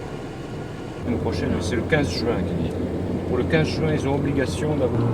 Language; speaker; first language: French; native; French